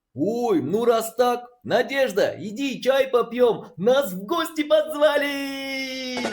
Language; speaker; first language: Russian; non-native, local second language; Kazakh